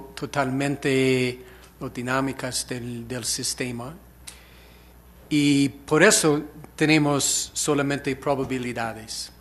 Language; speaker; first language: Spanish; non-native, fluent; English